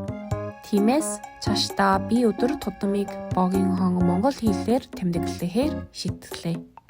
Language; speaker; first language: Mongolian; non-native, learner; Korean